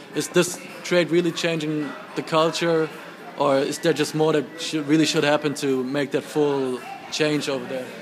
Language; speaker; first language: English; non-native, fluent; German